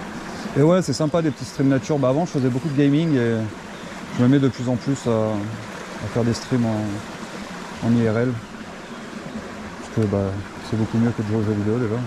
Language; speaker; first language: French; native; French